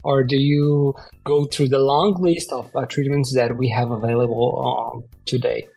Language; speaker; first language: English; non-native, fluent; Portuguese